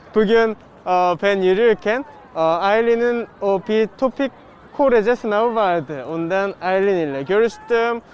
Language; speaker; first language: Turkish; non-native, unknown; Korean